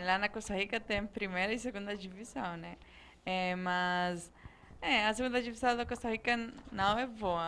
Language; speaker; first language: Portuguese; non-native, fluent; Spanish